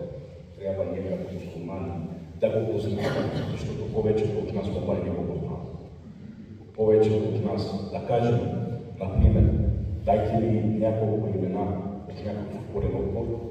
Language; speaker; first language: Bulgarian; non-native, fluent; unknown